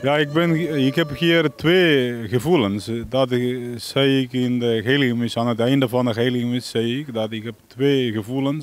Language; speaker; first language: Dutch; non-native, learner; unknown